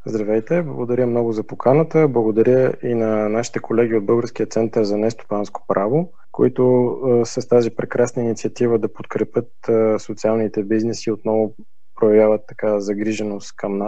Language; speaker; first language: Bulgarian; native; Bulgarian